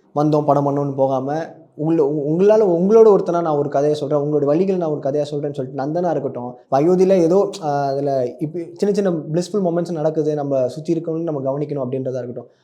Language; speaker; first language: Tamil; native; Tamil